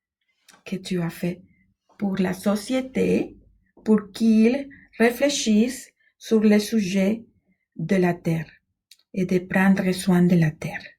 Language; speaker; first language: French; non-native, fluent; Spanish